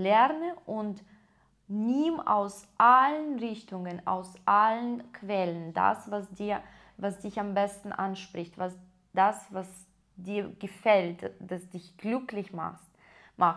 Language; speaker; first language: German; non-native, fluent; Russian